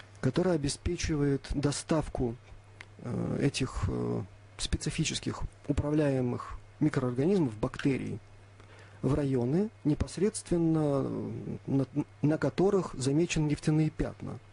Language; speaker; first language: Russian; native; Russian